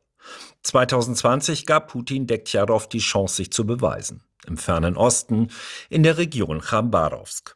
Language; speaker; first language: German; native; German